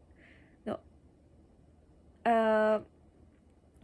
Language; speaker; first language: French; non-native, learner; Japanese